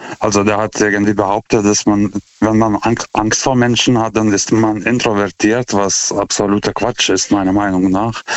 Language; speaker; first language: German; non-native, fluent; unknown